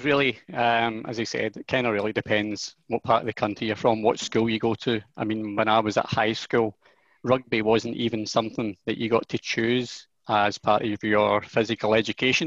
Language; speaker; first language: English; native; English